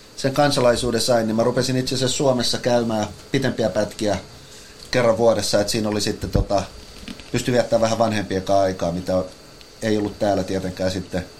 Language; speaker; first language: English; non-native, fluent; Finnish